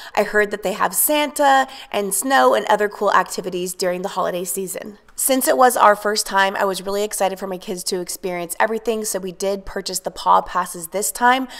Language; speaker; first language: English; native; English